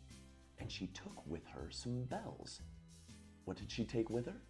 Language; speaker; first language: English; native; English